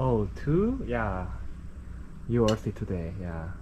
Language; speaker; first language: English; non-native, fluent; Korean